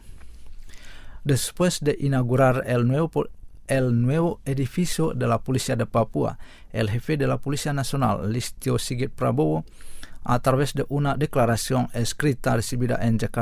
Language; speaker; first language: Spanish; non-native, fluent; Indonesian